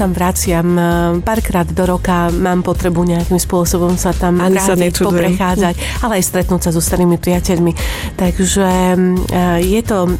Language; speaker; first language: Slovak; native; Slovak